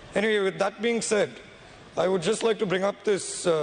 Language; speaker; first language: English; non-native, local second language; Tamil